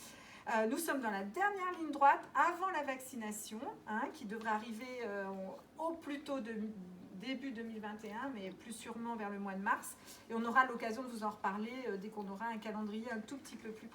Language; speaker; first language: French; native; French